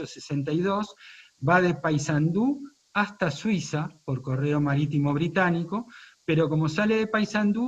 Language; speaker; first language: Spanish; native; Spanish